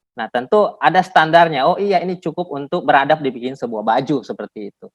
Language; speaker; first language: Indonesian; non-native, local second language; Buginese